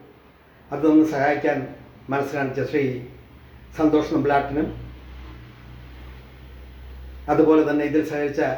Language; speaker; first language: Malayalam; native; Malayalam